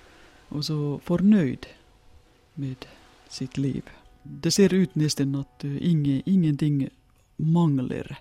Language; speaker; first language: Norwegian; non-native, fluent; Finnish